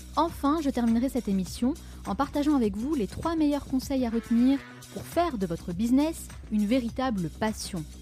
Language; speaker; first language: French; native; French